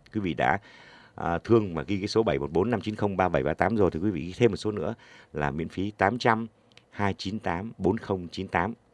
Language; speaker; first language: Vietnamese; native; Vietnamese